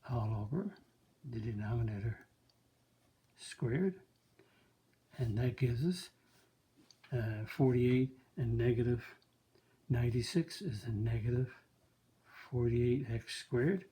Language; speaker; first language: English; native; English